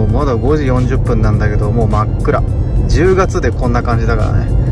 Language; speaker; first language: Japanese; native; Japanese